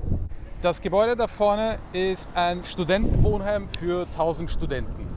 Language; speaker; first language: German; native; German